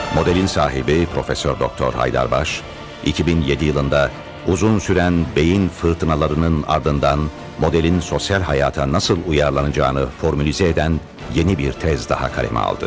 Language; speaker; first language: Turkish; native; Turkish